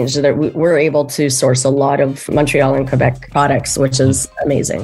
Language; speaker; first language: English; native; English